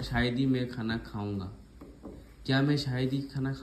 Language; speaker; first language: Hindi; native; Hindi